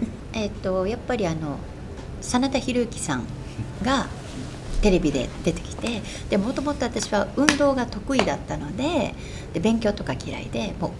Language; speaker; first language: Japanese; native; Japanese